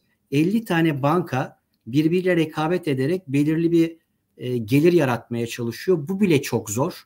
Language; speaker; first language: Turkish; native; Turkish